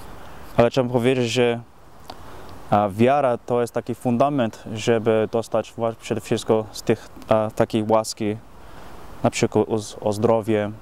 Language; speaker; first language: Polish; non-native, fluent; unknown